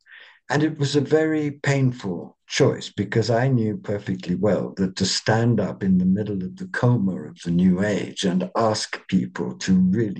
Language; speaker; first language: English; native; English